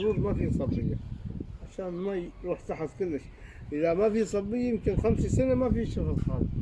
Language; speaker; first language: Arabic; native; Arabic